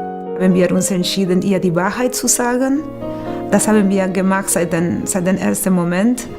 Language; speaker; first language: German; non-native, fluent; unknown